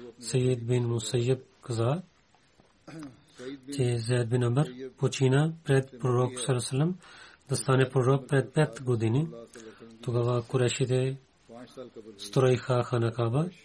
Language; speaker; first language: Bulgarian; non-native, learner; Urdu